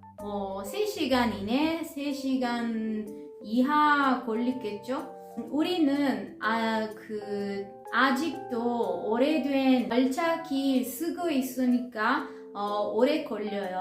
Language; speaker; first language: Korean; non-native, fluent; Italian